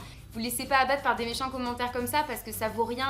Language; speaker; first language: French; native; French